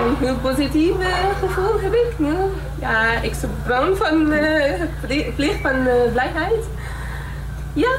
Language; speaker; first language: Dutch; non-native, learner; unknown